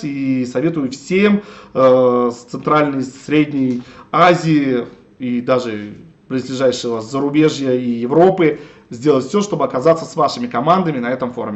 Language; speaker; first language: Russian; native; Russian